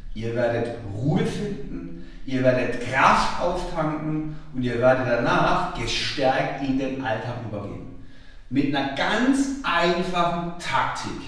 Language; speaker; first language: German; native; German